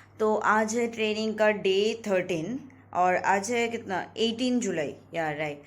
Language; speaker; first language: Hindi; non-native, local second language; Bangla